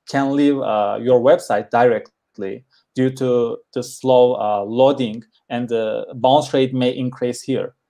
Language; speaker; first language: English; non-native, learner; Turkish